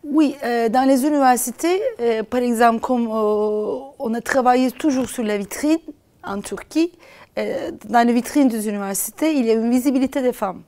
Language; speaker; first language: French; non-native, fluent; Turkish